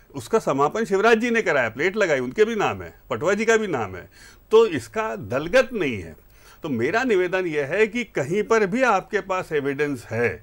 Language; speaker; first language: Hindi; native; Hindi